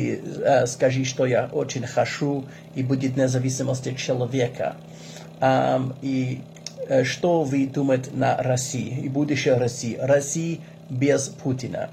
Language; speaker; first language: Russian; non-native, learner; English